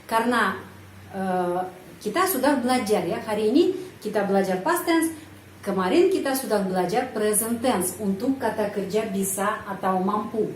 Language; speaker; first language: Indonesian; non-native, fluent; Russian